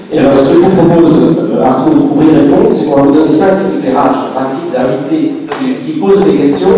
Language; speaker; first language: French; native; French